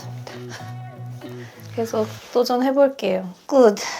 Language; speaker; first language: Korean; non-native, fluent; Swedish